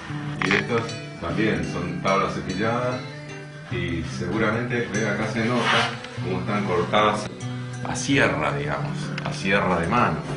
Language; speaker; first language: Spanish; native; Spanish